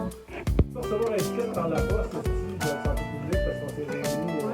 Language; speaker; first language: French; native; French